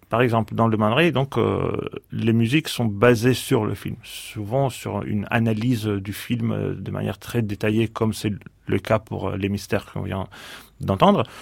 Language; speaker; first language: French; non-native, fluent; Greek